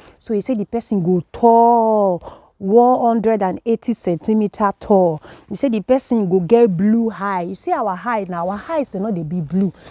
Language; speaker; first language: Nigerian Pidgin; native; Nigerian Pidgin